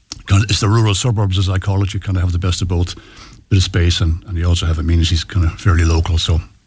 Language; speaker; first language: English; native; English